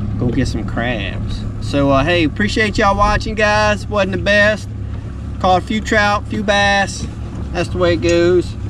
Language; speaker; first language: English; native; English